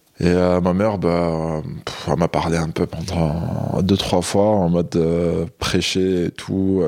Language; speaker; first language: French; non-native, local second language; Arabic